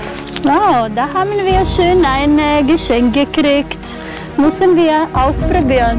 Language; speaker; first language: German; non-native, fluent; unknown